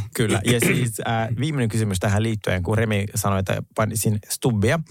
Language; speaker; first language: Finnish; non-native, fluent; Russian